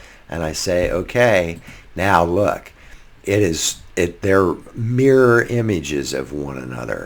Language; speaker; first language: English; native; English